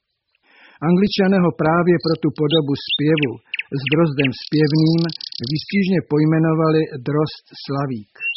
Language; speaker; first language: Czech; native; Czech